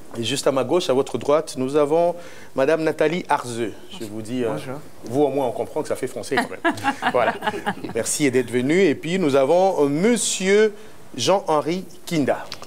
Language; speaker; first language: French; non-native, local second language; Lingala